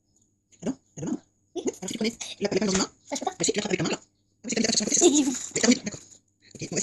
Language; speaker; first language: French; native; French